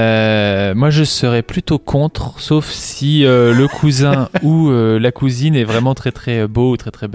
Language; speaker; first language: French; native; French